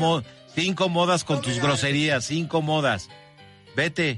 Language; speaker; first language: Spanish; native; Spanish